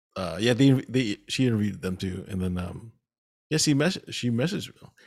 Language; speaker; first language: English; early bilingual, other home language; Filipino